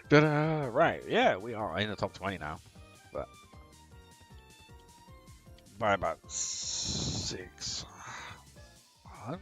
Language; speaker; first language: English; native; English